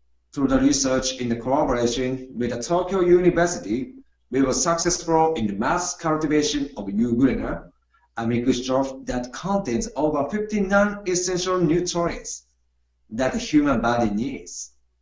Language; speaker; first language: English; non-native, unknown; Japanese